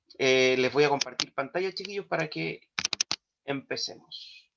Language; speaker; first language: Spanish; native; Spanish